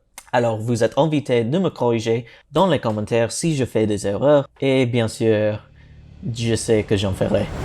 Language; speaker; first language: French; non-native, learner; English